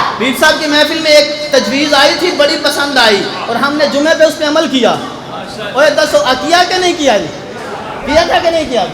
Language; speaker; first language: Urdu; non-native, local second language; Punjabi